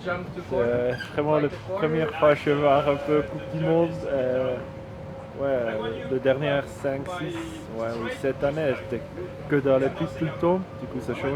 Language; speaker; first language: French; non-native, fluent; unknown